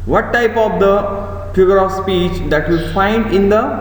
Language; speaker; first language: English; non-native, local second language; Marathi